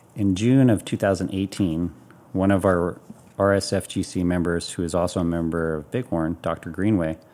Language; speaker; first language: English; native; English